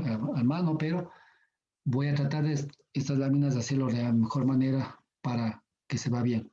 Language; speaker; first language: Spanish; native; Spanish